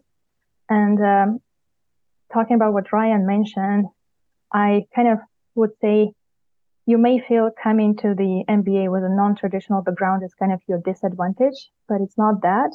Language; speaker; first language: English; non-native, fluent; Ukrainian